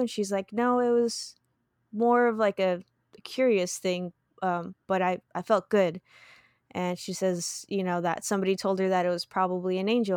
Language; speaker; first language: English; early bilingual, other home language; Spanish